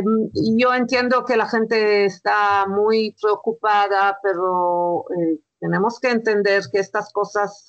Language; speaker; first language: Spanish; non-native, fluent; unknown